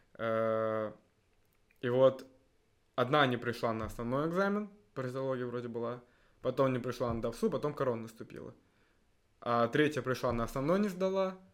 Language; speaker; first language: Russian; native; Russian